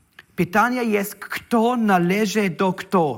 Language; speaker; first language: Polish; non-native, learner; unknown